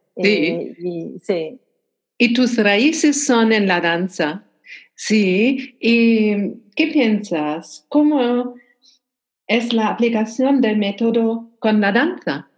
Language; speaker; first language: Spanish; non-native, learner; German